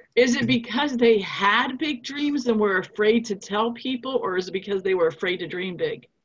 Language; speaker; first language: English; non-native, fluent; German